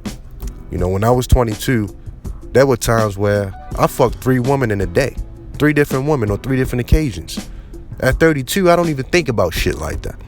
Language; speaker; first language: English; native; English